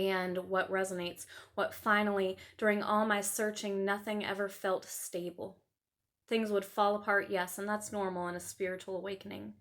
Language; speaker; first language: English; native; English